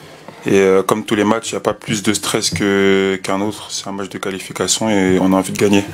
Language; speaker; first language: French; native; French